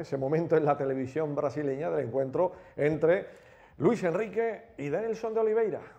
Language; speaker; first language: Portuguese; non-native, learner; Spanish